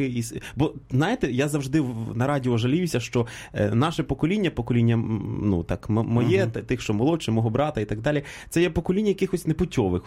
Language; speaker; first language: Ukrainian; native; Ukrainian